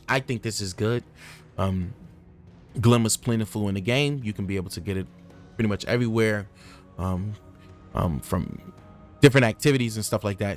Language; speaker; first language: English; native; English